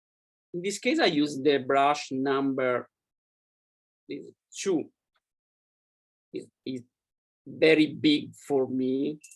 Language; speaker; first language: English; non-native, learner; Italian